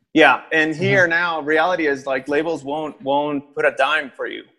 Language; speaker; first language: English; native; English